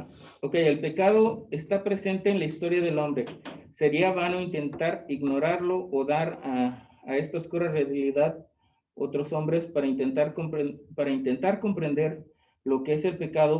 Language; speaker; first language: Spanish; early bilingual, other home language; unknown